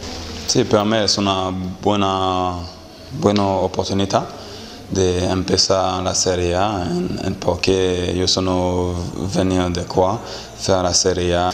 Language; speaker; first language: Italian; non-native, learner; French